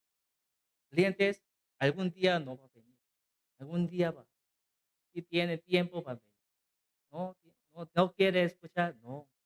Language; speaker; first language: Spanish; non-native, learner; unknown